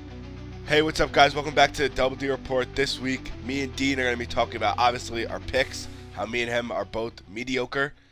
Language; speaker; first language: English; native; English